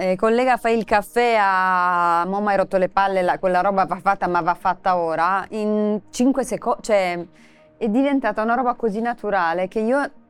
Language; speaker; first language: Italian; non-native, fluent; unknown